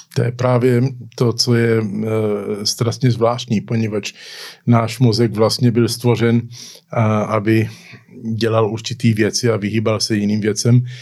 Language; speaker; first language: Czech; early bilingual, heritage; Czech